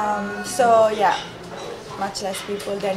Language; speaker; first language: English; non-native, fluent; Italian